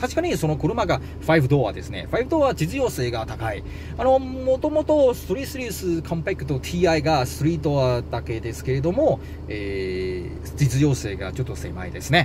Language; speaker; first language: Japanese; non-native, learner; Chinese